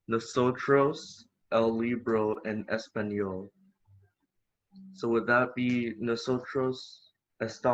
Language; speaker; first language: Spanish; non-native, learner; English